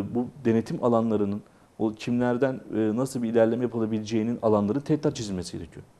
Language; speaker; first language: Turkish; native; Turkish